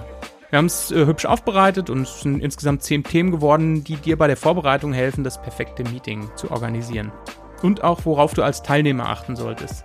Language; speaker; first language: German; native; German